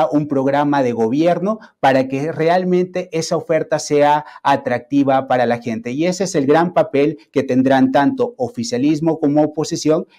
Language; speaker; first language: Spanish; native; Spanish